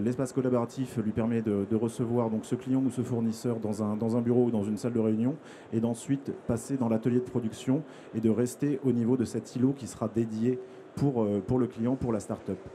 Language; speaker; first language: French; native; French